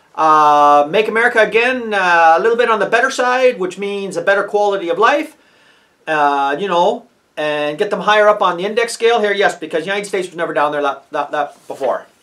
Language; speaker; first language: English; native; English